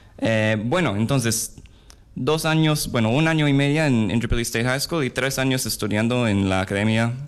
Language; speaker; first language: Spanish; non-native, fluent; English